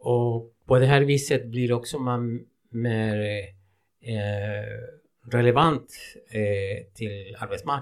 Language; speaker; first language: Swedish; non-native, fluent; Spanish